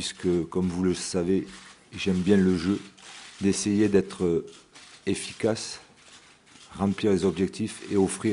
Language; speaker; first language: French; native; French